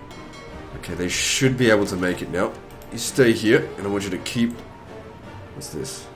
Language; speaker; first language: English; native; English